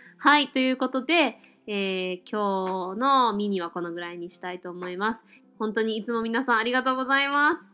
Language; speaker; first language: Japanese; early bilingual, heritage; Japanese